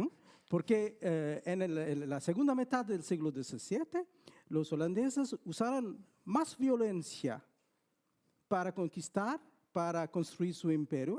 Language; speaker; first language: Spanish; non-native, fluent; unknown